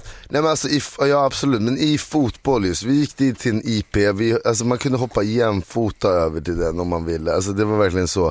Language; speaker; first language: Swedish; native; Swedish